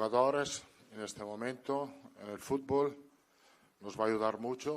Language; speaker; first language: Spanish; non-native, fluent; Italian